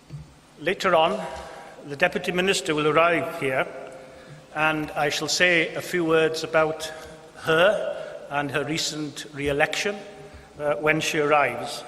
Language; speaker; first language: English; non-native, local second language; Welsh